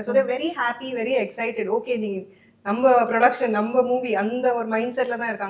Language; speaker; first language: Tamil; non-native, local second language; Hindi